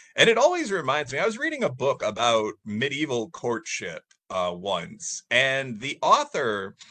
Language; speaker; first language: English; native; English